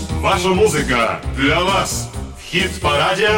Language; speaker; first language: Russian; native; Russian